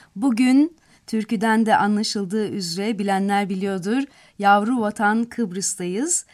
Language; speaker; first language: Turkish; native; Turkish